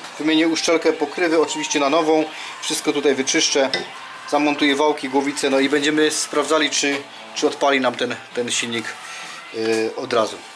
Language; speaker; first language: Polish; native; Polish